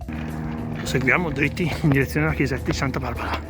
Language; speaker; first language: Italian; native; Italian